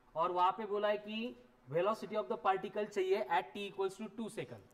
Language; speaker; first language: Hindi; non-native, local second language; Marathi